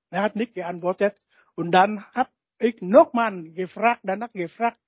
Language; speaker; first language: German; non-native, learner; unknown